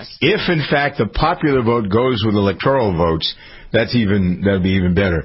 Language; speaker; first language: English; native; English